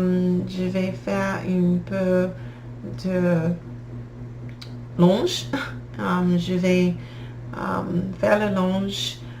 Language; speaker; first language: French; non-native, learner; English